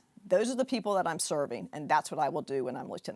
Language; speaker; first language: English; native; English